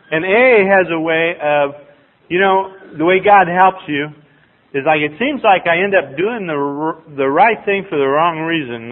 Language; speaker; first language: English; native; English